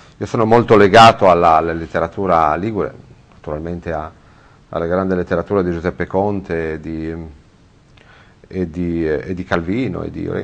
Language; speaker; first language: Italian; native; Italian